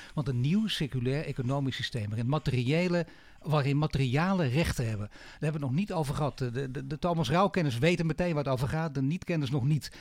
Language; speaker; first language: Dutch; native; Dutch